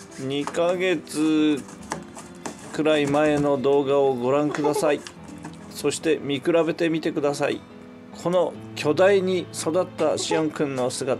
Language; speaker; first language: Japanese; native; Japanese